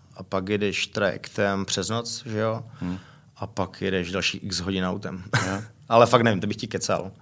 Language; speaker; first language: Czech; native; Czech